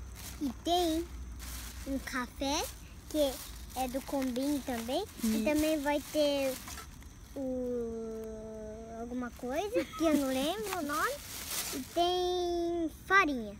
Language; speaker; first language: Portuguese; early bilingual, heritage; Portuguese